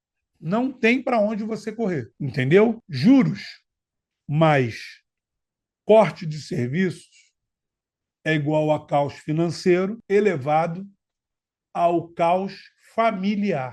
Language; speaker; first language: Portuguese; native; Portuguese